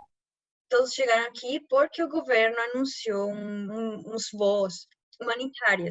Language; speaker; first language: Portuguese; non-native, fluent; Spanish